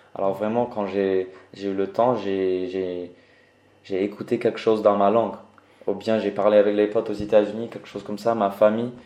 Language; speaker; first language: French; early bilingual, other home language; English